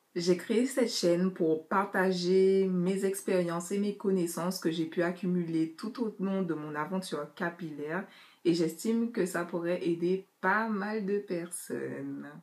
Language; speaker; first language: French; native; French